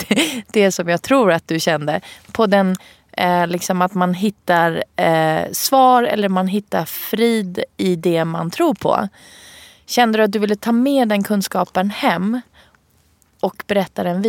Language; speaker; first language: Swedish; native; Swedish